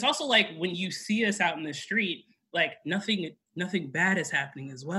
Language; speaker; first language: English; native; English